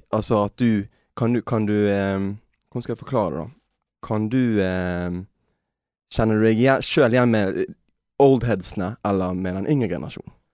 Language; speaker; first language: Norwegian; native; Norwegian